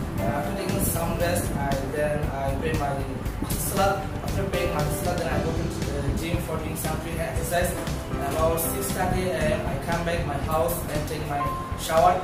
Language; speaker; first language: English; non-native, learner; Bangla